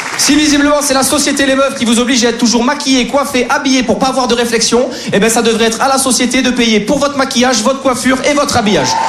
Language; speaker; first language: French; native; French